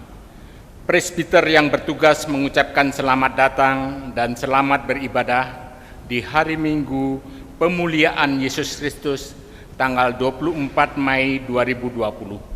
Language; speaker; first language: Indonesian; native; Indonesian